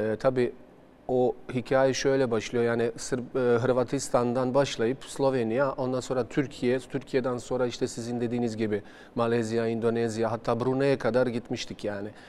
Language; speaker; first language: Turkish; non-native, fluent; Bosnian